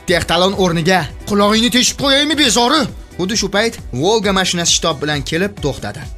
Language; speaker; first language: Uzbek; native; Uzbek